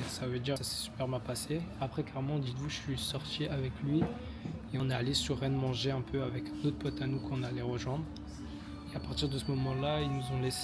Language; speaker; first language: French; native; French